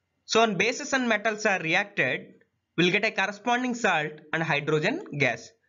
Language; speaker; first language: English; non-native, local second language; Telugu